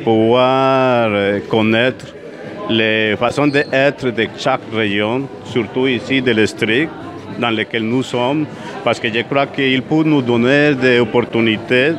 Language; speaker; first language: French; non-native, fluent; Spanish